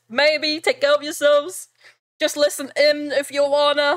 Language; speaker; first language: English; non-native, fluent; German